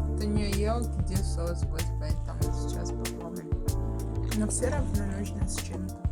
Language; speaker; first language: Russian; non-native, learner; English